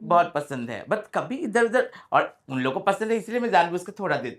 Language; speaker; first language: Hindi; non-native, local second language; Assamese